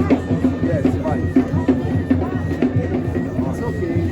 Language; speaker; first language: English; non-native, learner; Arabic